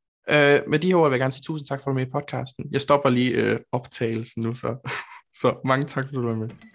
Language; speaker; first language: Danish; native; Danish